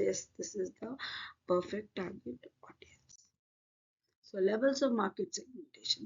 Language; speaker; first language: English; non-native, local second language; Hindi